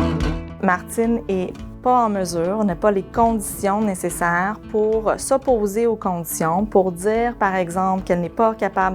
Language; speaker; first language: French; native; French